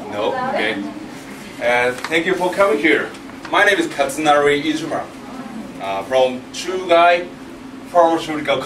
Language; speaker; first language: English; non-native, learner; Japanese